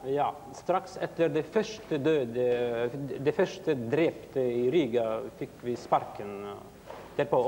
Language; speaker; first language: Swedish; non-native, learner; Russian